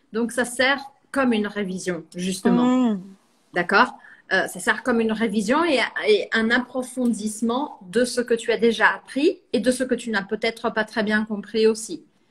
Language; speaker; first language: French; non-native, fluent; Portuguese